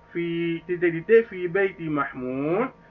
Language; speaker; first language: Arabic; non-native, fluent; Indonesian